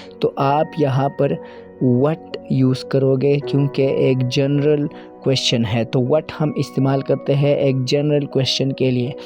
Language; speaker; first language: Urdu; non-native, local second language; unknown